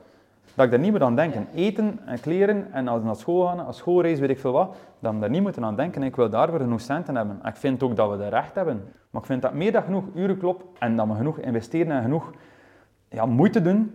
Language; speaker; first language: Dutch; native; Dutch